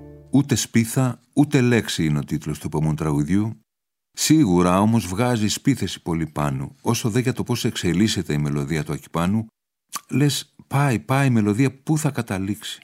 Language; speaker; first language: Greek; native; Greek